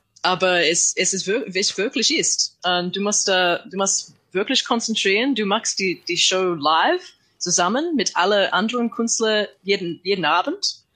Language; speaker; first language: German; non-native, learner; English